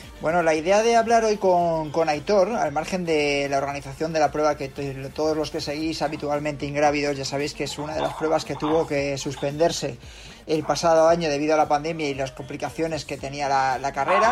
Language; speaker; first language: Spanish; native; Spanish